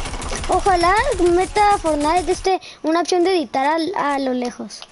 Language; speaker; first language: Spanish; native; Spanish